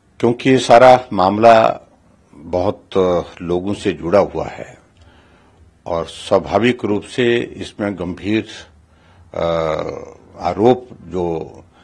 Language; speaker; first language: Hindi; native; Hindi